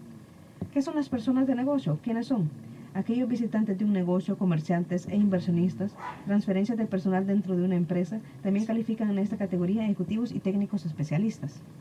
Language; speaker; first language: Spanish; native; Spanish